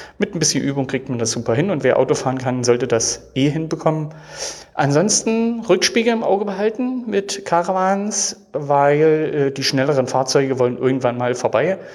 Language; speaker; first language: German; native; German